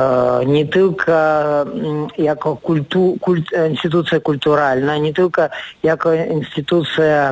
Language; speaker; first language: Polish; non-native, fluent; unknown